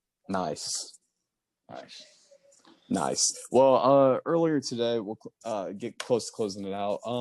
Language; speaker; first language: English; native; English